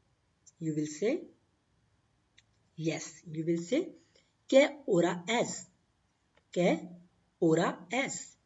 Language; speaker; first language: Spanish; non-native, learner; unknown